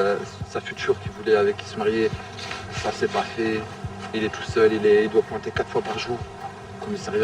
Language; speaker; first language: French; native; French